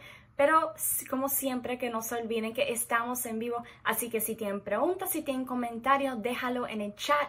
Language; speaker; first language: Spanish; early bilingual, heritage; Spanish